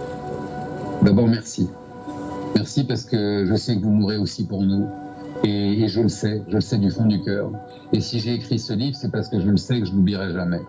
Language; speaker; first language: French; native; French